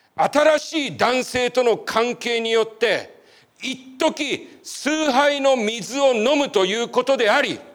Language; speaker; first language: Japanese; native; Japanese